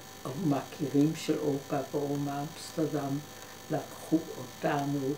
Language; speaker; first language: Hebrew; non-native, fluent; Dutch